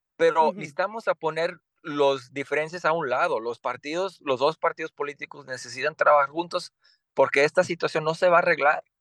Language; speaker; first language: Spanish; early bilingual, heritage; Spanish